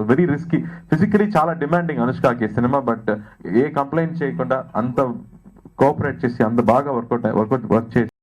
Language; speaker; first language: Telugu; non-native, fluent; Tamil